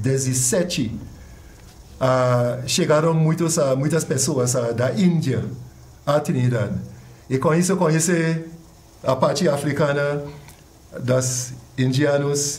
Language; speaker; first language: Portuguese; non-native, fluent; English